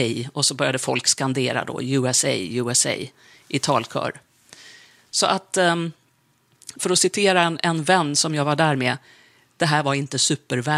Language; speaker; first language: Swedish; native; Swedish